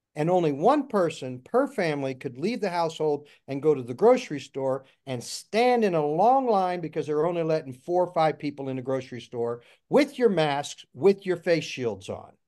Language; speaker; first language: English; native; English